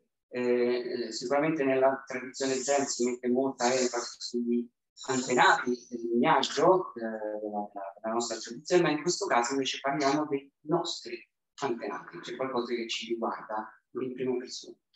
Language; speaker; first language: Italian; native; Italian